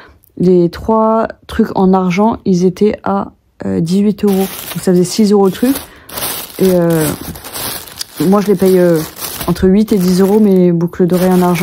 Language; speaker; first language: French; native; French